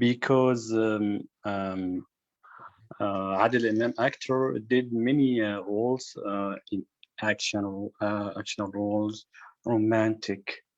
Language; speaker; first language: English; non-native, fluent; Arabic